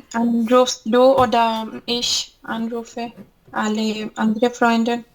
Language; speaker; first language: German; non-native, learner; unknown